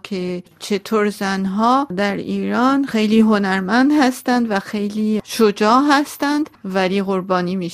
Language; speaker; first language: Persian; non-native, local second language; Armenian